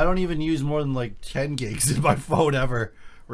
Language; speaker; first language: English; native; English